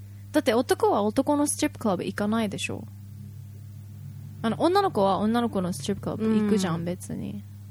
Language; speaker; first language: Japanese; early bilingual, heritage; Japanese